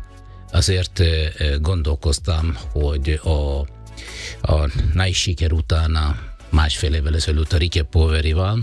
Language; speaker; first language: Hungarian; non-native, fluent; Italian